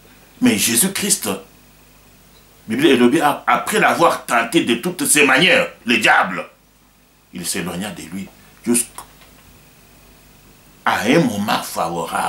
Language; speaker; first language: French; non-native, local second language; Lingala